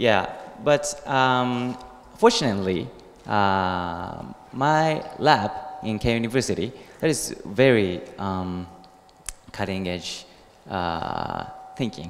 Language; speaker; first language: English; non-native, learner; Japanese